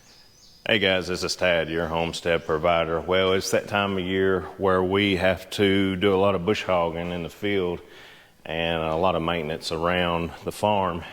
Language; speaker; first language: English; native; English